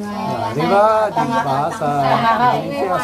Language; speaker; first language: Indonesian; non-native, learner; German